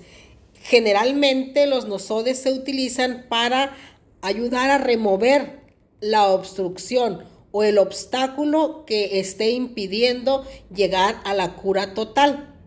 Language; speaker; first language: Spanish; native; Spanish